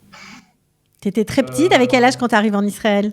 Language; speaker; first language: French; native; French